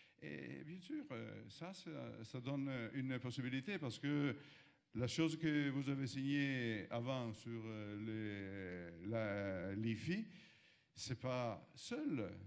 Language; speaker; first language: French; non-native, fluent; Italian